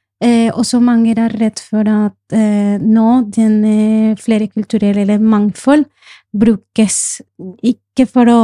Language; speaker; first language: Norwegian; non-native, fluent; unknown